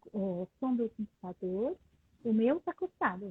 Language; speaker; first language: Portuguese; non-native, fluent; French